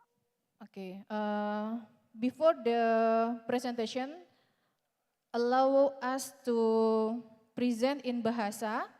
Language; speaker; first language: English; non-native, learner; Indonesian